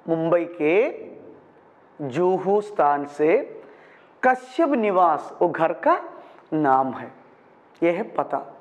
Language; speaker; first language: Hindi; non-native, local second language; Malayalam